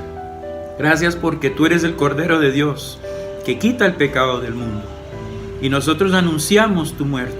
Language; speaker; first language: Spanish; native; Spanish